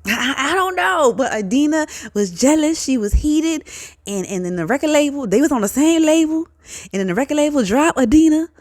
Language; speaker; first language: English; native; English